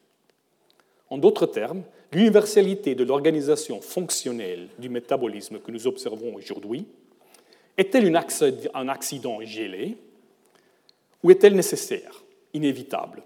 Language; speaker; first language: French; non-native, fluent; German